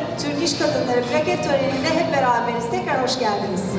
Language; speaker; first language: Turkish; native; Turkish